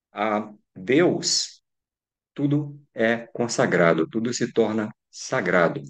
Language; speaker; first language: Portuguese; native; Portuguese